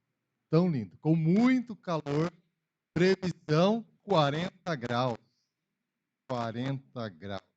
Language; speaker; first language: Portuguese; native; Portuguese